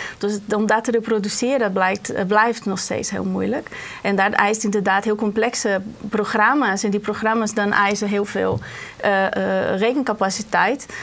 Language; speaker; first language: Dutch; non-native, fluent; Portuguese